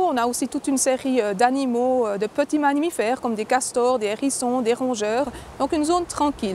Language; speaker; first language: French; native; French